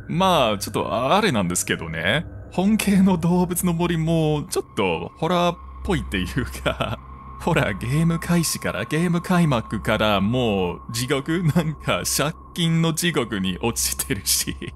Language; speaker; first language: Japanese; non-native, fluent; English